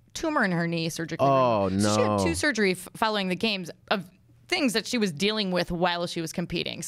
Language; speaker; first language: English; native; English